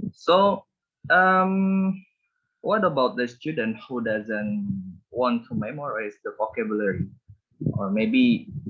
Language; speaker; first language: English; non-native, learner; Indonesian